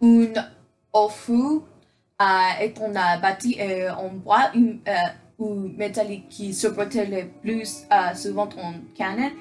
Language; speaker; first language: French; non-native, learner; English